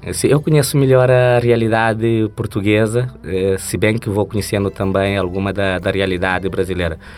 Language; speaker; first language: Portuguese; non-native, local second language; Kabuverdianu